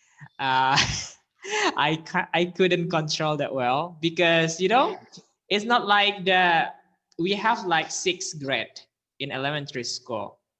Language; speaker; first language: English; non-native, learner; Indonesian